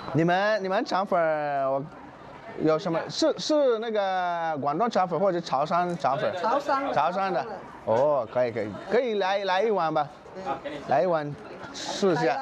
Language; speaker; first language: Chinese; non-native, learner; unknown